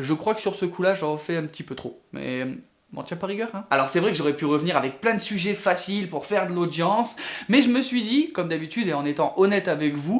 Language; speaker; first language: French; native; French